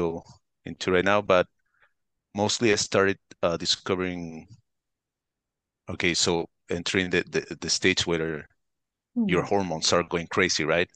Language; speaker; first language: English; non-native, fluent; Spanish